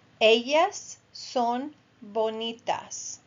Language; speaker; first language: Spanish; non-native, fluent; English